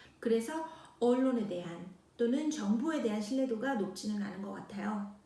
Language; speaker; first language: Korean; native; Korean